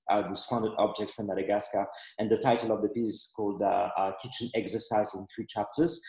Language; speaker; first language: English; non-native, fluent; Malagasy